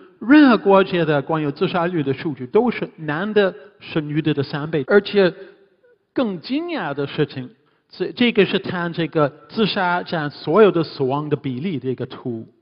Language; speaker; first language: Chinese; non-native, fluent; English